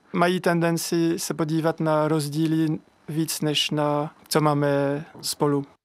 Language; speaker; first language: Czech; non-native, fluent; French